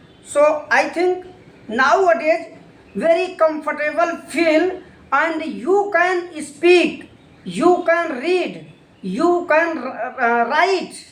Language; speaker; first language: English; non-native, learner; Hindi